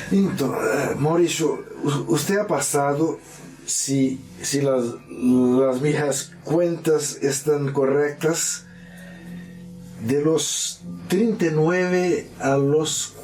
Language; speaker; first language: Spanish; non-native, learner; Portuguese